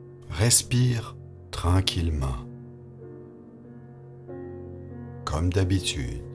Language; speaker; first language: French; native; French